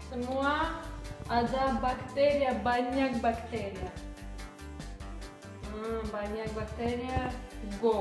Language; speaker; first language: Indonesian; non-native, learner; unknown